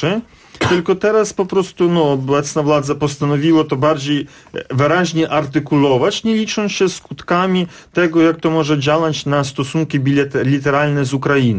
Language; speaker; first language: Polish; non-native, fluent; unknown